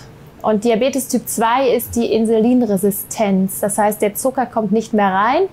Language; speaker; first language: German; native; German